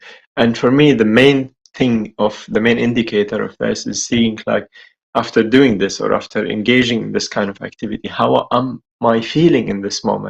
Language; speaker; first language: English; non-native, fluent; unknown